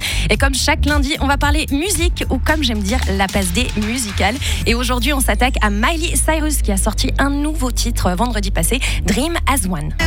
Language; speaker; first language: French; native; French